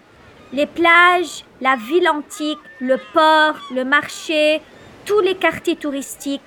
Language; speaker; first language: French; non-native, local second language; Arabic